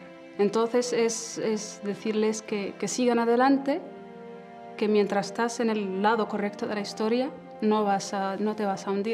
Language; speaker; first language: Spanish; native; Spanish